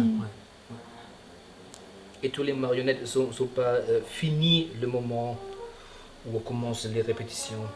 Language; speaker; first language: French; non-native, fluent; German